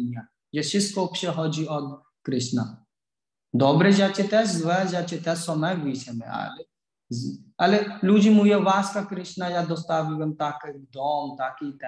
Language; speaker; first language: Polish; non-native, learner; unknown